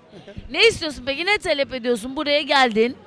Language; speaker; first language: Turkish; native; Turkish